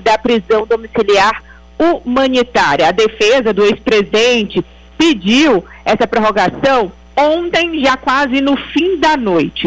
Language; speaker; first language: Portuguese; native; Portuguese